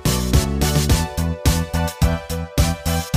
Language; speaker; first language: English; native; English